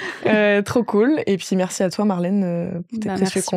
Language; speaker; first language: French; native; French